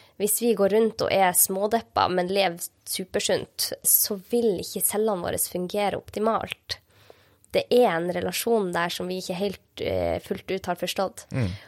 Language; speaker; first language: Norwegian; native; Norwegian